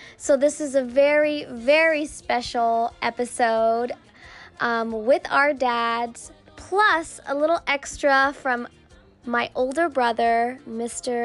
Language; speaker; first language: English; early bilingual, other home language; Spanish